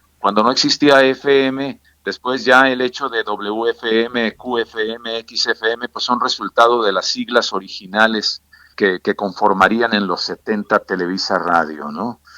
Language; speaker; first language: Spanish; native; Spanish